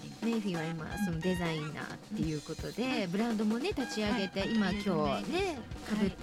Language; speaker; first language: Japanese; native; Japanese